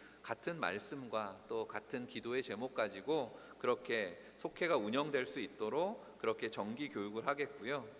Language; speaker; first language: Korean; native; Korean